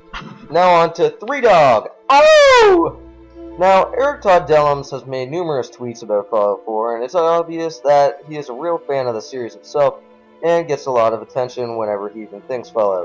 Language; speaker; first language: English; native; English